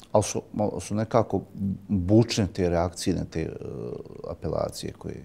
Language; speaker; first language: Bosnian; native; Bosnian